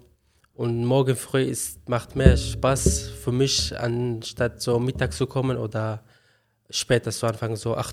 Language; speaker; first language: German; non-native, learner; Arabic